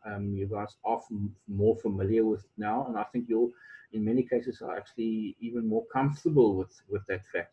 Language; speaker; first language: English; non-native, local second language; Afrikaans